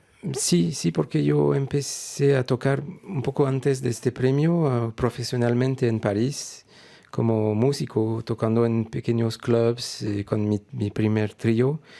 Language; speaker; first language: Spanish; non-native, fluent; French